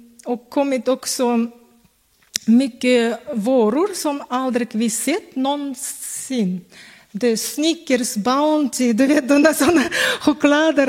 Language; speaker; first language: Swedish; non-native, fluent; Kazakh